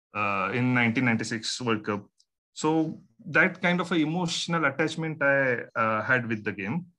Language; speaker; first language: English; non-native, local second language; Marathi